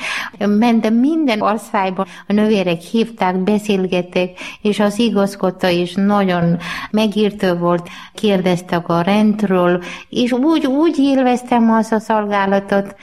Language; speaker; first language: Hungarian; non-native, learner; Malayalam